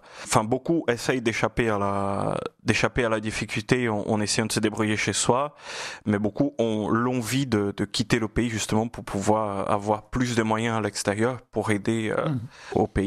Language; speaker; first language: French; non-native, fluent; Portuguese